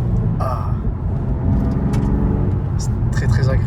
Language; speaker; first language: French; native; French